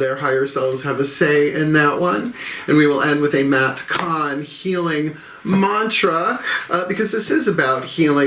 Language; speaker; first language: English; native; English